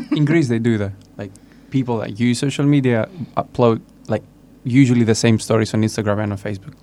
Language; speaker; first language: English; non-native, fluent; Greek